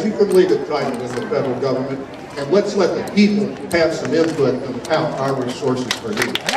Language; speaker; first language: English; native; English